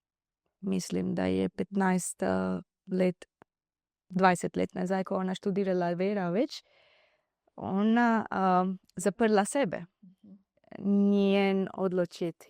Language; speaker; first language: Slovenian; non-native, learner; Divehi